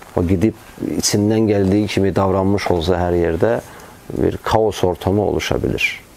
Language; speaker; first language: Turkish; non-native, fluent; Azerbaijani